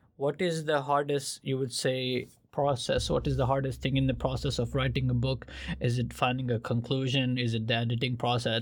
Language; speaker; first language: English; non-native, fluent; Urdu